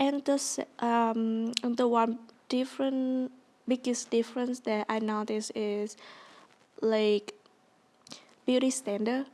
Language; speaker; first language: English; non-native, learner; Vietnamese